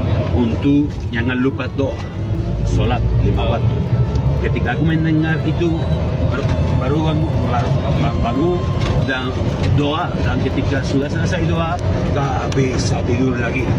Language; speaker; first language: Indonesian; non-native, learner; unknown